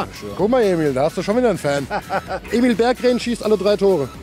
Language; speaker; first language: German; native; German